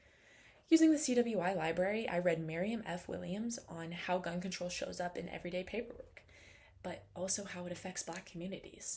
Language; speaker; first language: English; native; English